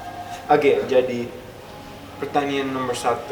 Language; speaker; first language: Indonesian; non-native, local second language; English